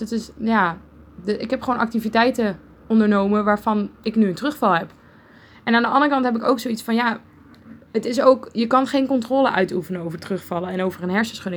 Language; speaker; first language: Dutch; native; Dutch